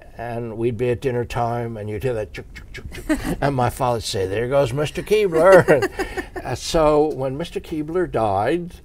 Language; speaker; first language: English; native; English